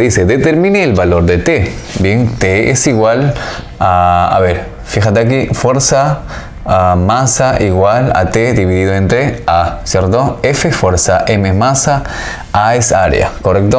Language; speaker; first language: Spanish; native; Spanish